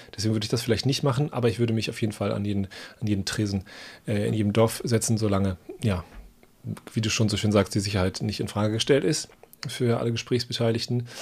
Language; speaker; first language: German; native; German